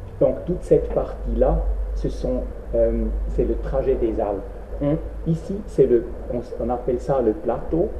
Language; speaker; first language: French; non-native, local second language; Swiss German